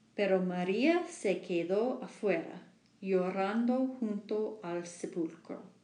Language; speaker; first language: Spanish; non-native, learner; English